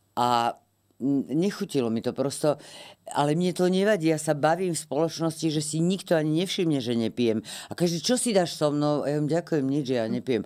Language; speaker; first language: Slovak; native; Slovak